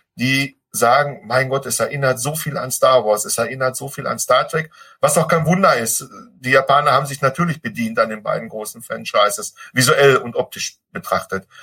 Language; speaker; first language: German; native; German